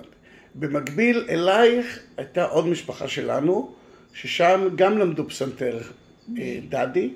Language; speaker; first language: Hebrew; native; Hebrew